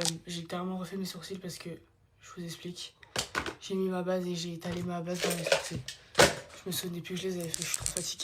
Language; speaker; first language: French; native; French